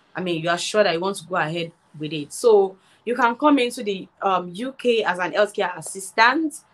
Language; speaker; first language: English; non-native, local second language; Yoruba